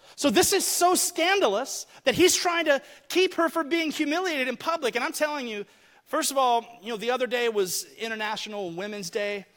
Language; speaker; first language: English; native; English